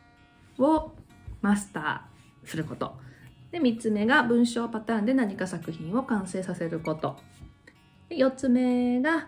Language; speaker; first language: Japanese; native; Japanese